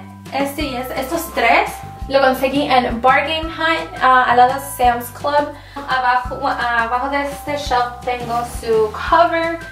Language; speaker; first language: Spanish; early bilingual, heritage; Spanish